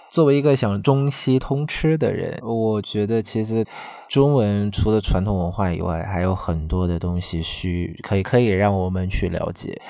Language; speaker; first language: Chinese; non-native, fluent; Vietnamese